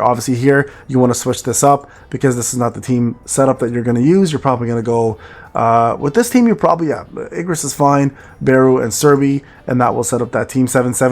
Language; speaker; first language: English; native; English